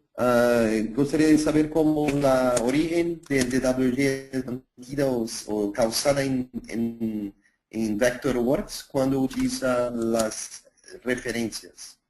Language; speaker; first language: Spanish; non-native, fluent; Portuguese